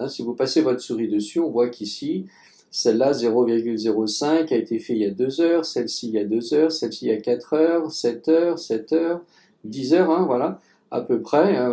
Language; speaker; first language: French; native; French